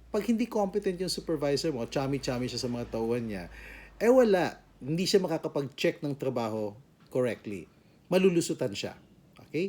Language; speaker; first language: Filipino; native; Filipino